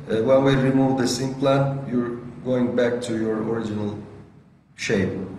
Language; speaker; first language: English; non-native, fluent; Turkish